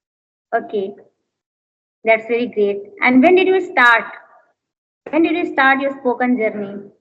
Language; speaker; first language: English; non-native, learner; Hindi